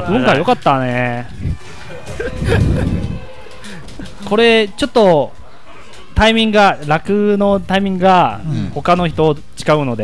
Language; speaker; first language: Japanese; non-native, learner; Chinese